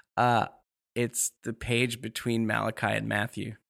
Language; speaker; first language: English; native; English